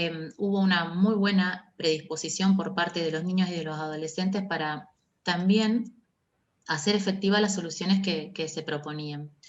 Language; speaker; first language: Spanish; native; Spanish